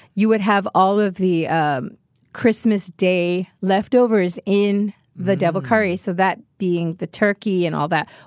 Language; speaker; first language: English; native; English